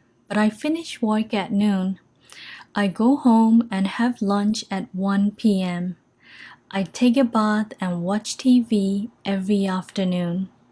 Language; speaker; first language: English; non-native, fluent; Burmese